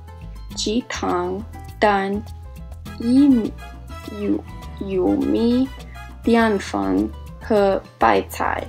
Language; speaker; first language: Chinese; non-native, learner; English